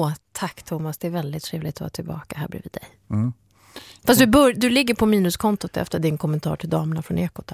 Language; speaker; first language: Swedish; early bilingual, other home language; Kurdish